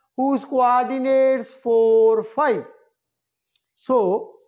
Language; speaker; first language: English; non-native, local second language; Punjabi